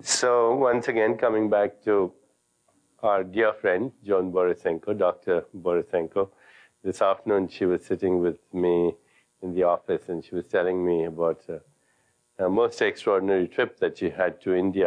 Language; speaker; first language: English; non-native, local second language; Hindi